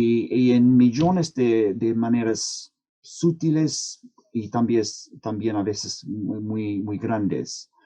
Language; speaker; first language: Spanish; non-native, fluent; English